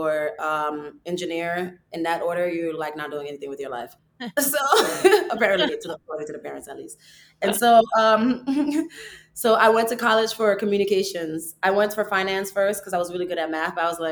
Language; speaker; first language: English; early bilingual, other home language; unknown